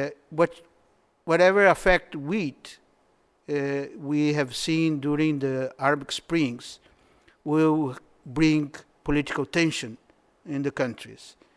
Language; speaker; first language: English; non-native, fluent; Portuguese